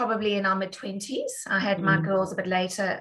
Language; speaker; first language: English; native; English